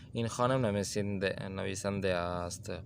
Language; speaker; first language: Persian; non-native, fluent; Urdu